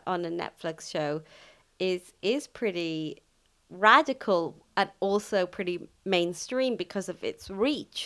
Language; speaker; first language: English; native; English